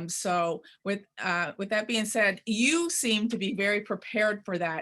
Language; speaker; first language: English; native; English